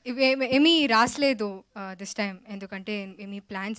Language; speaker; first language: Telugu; non-native, learner; Kannada